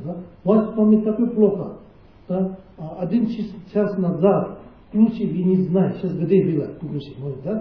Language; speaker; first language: Russian; non-native, learner; Tibetan